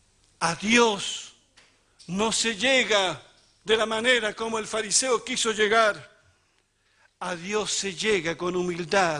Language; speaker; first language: Spanish; native; Spanish